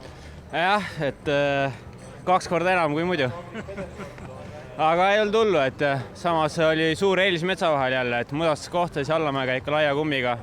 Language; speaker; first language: Estonian; native; Estonian